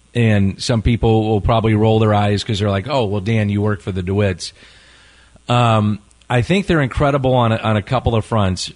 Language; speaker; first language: English; native; English